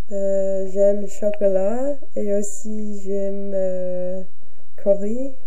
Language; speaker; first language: French; non-native, learner; English